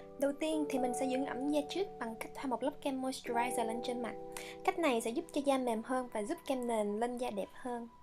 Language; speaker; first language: Vietnamese; early bilingual, heritage; Vietnamese